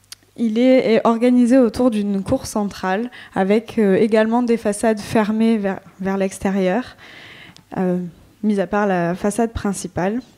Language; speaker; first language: French; native; French